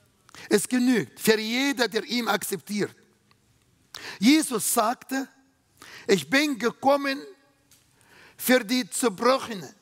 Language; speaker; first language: German; non-native, fluent; Arabic